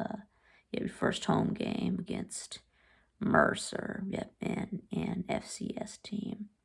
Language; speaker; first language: English; native; English